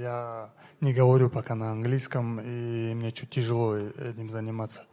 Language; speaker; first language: Russian; non-native, local second language; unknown